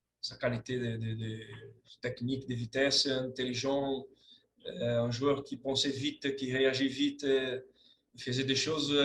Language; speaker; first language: French; non-native, fluent; Portuguese